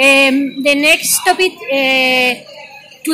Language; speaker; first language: English; non-native, learner; Spanish